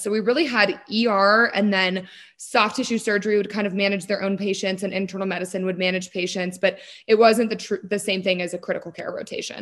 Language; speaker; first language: English; native; English